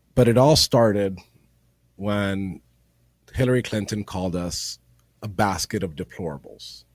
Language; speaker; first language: English; early bilingual, other home language; Spanish